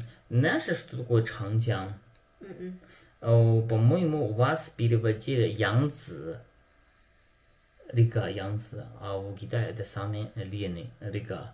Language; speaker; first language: Russian; non-native, learner; Chinese